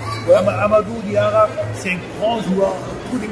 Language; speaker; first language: French; non-native, fluent; Dutch